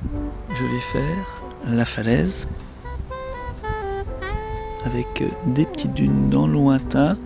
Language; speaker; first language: French; native; French